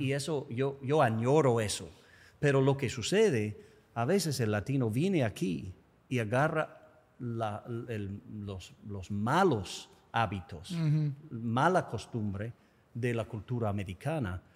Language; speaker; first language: Spanish; non-native, fluent; English